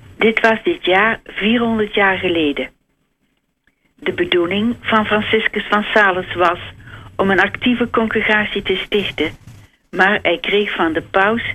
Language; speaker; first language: Dutch; native; Dutch